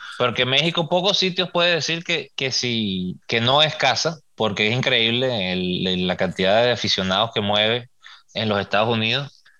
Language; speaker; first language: Spanish; native; Spanish